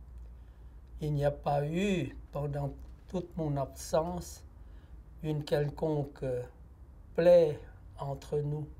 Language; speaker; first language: French; non-native, fluent; Lao